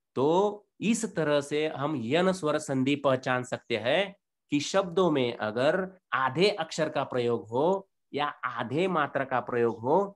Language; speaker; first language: Hindi; non-native, local second language; Marathi